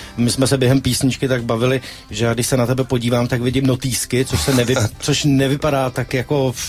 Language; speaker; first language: Czech; native; Czech